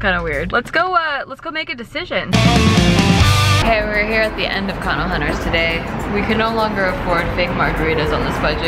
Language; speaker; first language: English; native; English